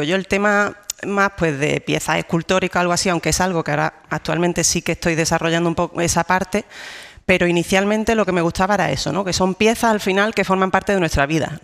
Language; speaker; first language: Spanish; native; Spanish